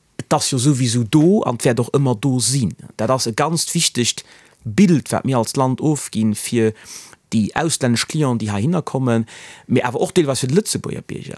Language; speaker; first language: Luxembourgish; native; Luxembourgish